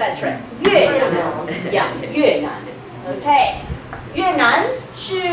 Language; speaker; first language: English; non-native, fluent; Chinese